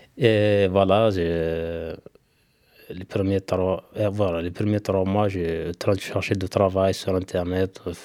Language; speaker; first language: French; non-native, local second language; Kabyle